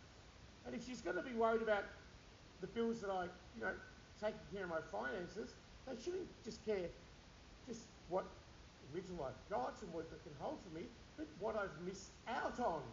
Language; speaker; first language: English; native; English